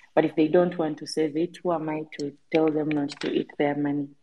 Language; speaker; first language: English; non-native, local second language; Ganda